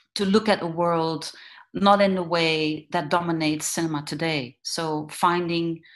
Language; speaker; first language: English; non-native, fluent; Dutch